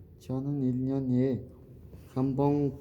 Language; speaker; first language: Korean; non-native, learner; Mongolian